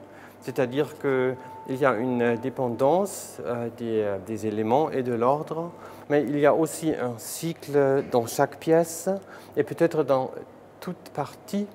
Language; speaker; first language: French; non-native, fluent; German